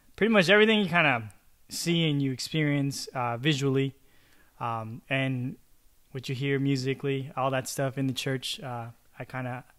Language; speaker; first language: English; early bilingual, other home language; Chavacano